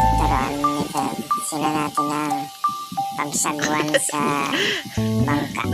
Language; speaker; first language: Filipino; non-native, local second language; Cebuano